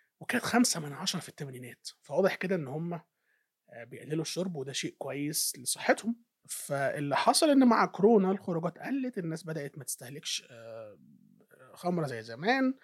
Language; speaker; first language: Arabic; native; Arabic